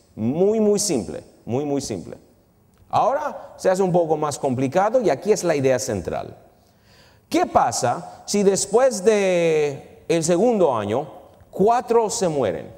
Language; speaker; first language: Spanish; early bilingual, heritage; Spanish